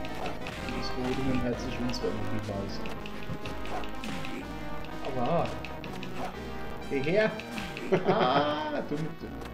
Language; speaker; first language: German; native; German